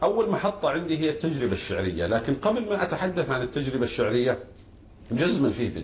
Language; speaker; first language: Arabic; native; Arabic